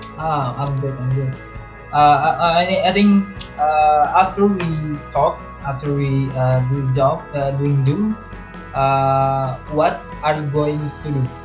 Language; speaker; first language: English; non-native, learner; Indonesian